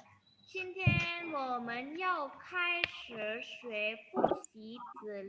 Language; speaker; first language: Chinese; non-native, fluent; Indonesian